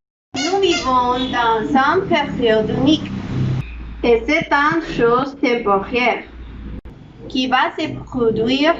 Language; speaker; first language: French; non-native, learner; Spanish